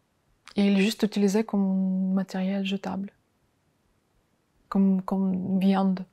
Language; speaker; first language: French; non-native, fluent; Ukrainian